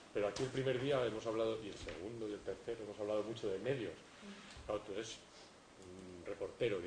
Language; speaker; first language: Spanish; native; Spanish